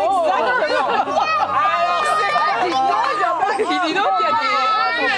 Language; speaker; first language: French; native; French